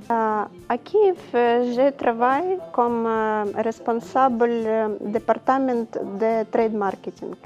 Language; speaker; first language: French; non-native, learner; Ukrainian